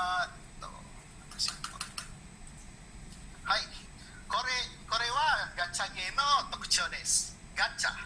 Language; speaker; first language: Japanese; non-native, learner; Indonesian